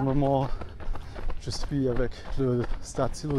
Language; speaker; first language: French; non-native, fluent; German